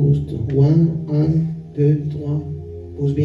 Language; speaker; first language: French; non-native, learner; Spanish